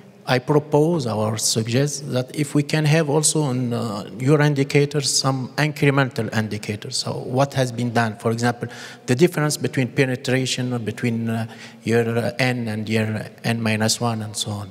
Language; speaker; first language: English; non-native, fluent; Arabic